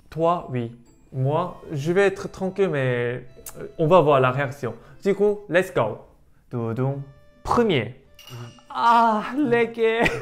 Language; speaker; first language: French; non-native, learner; Korean